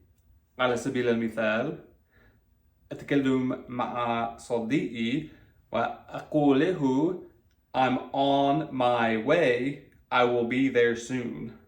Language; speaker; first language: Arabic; non-native, fluent; English